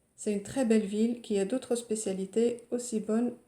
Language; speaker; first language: French; non-native, local second language; Arabic